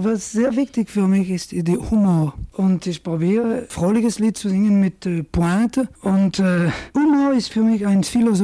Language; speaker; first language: German; non-native, fluent; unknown